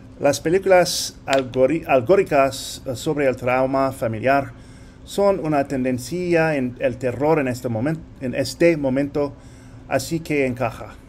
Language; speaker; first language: Spanish; early bilingual, heritage; English